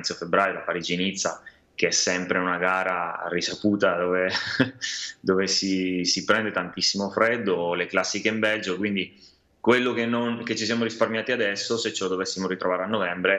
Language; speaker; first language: Italian; native; Italian